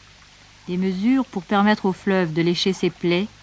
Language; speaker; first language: French; native; French